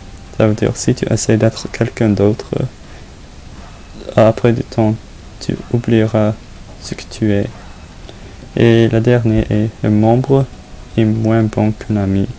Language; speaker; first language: French; non-native, learner; English